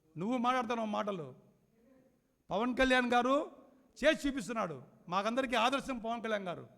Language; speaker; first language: Telugu; native; Telugu